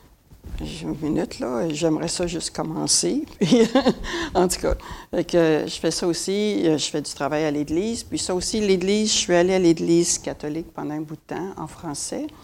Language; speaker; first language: French; native; French